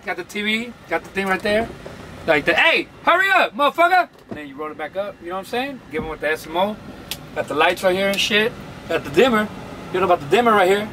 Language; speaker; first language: English; early bilingual, other home language; Spanish